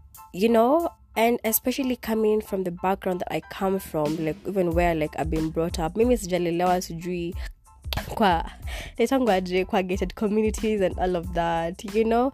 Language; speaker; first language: English; non-native, local second language; Kikuyu